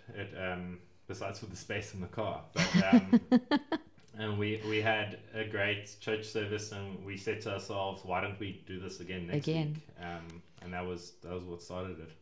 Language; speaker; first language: English; native; English